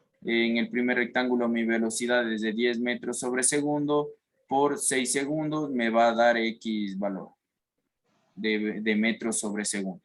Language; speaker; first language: Spanish; native; Spanish